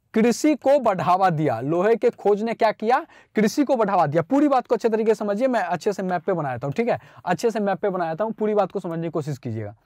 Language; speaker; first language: Hindi; native; Hindi